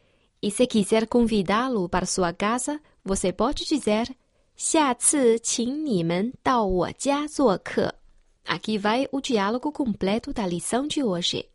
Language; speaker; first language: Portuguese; non-native, fluent; Chinese